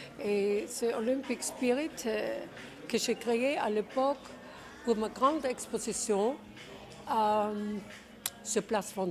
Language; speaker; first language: French; non-native, fluent; Czech